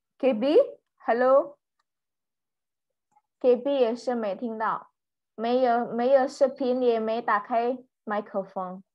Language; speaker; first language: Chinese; non-native, fluent; Indonesian